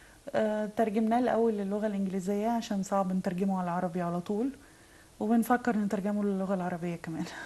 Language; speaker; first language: Arabic; native; Arabic